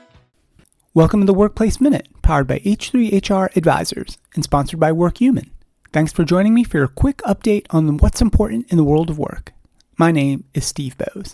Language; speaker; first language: English; native; English